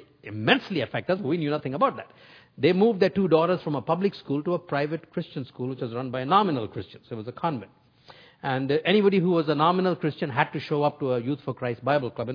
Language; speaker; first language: English; non-native, local second language; Tamil